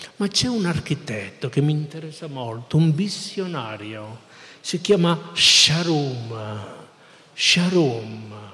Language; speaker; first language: Italian; non-native, fluent; Spanish